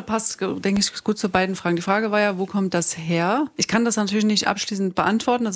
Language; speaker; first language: German; native; German